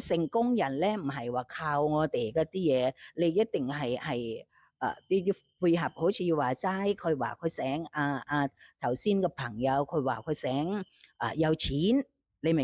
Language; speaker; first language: Cantonese; non-native, fluent; Thai